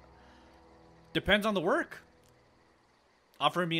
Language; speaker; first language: English; native; English